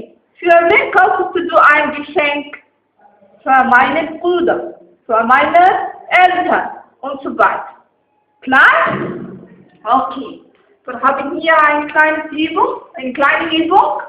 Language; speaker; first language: German; non-native, fluent; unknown